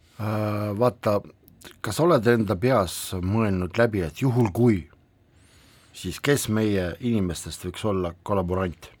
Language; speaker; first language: Estonian; non-native, local second language; Russian